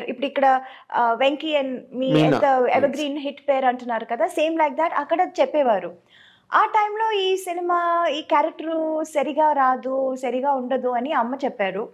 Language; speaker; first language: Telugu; non-native, local second language; Tamil